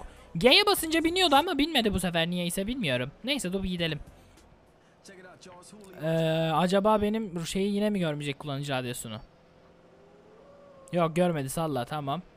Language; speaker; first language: Turkish; native; Turkish